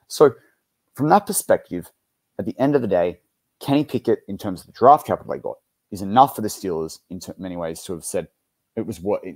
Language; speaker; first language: English; native; English